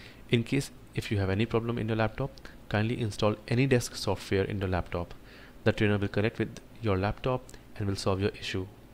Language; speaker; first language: English; non-native, local second language; Hindi